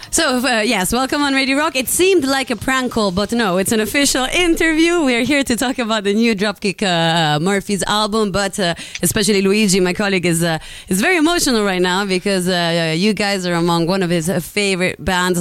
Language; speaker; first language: English; non-native, fluent; Italian